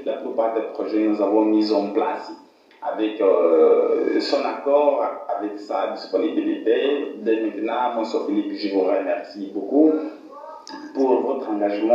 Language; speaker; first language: French; non-native, fluent; Portuguese